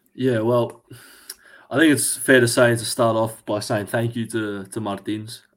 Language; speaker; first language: English; early bilingual, other home language; Greek